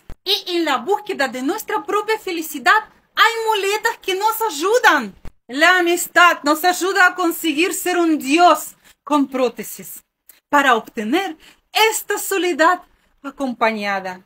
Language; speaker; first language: Spanish; non-native, fluent; Russian